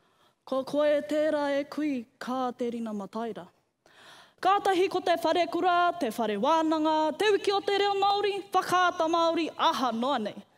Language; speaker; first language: Māori; non-native, local second language; English